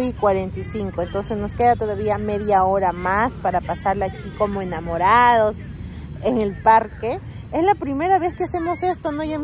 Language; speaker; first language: Spanish; native; Spanish